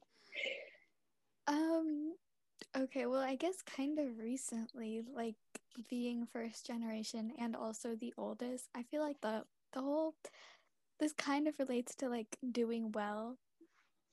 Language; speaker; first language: English; early bilingual, other home language; Tamil